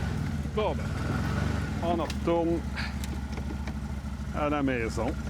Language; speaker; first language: French; native; French